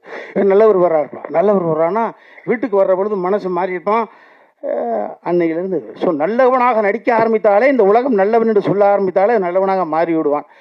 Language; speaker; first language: Tamil; native; Tamil